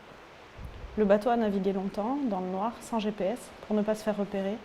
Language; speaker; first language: French; native; French